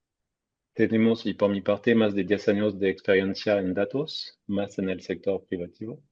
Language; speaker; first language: Spanish; non-native, fluent; French